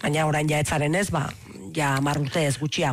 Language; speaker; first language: Basque; native; Basque